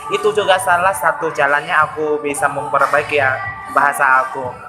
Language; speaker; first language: Indonesian; non-native, learner; Vietnamese